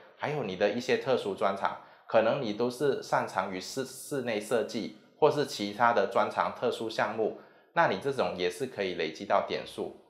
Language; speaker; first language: Chinese; native; Chinese